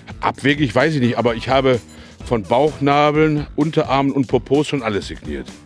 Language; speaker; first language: German; native; German